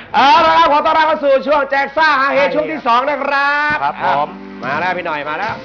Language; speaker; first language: Thai; native; Thai